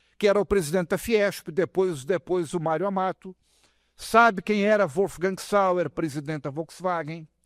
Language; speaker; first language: Portuguese; native; Portuguese